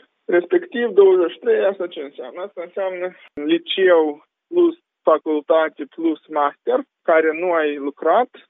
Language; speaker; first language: Romanian; native; Romanian